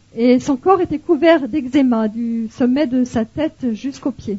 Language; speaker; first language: French; native; French